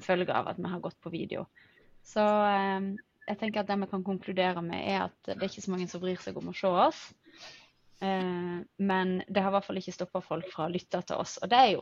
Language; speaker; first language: Norwegian; native; Norwegian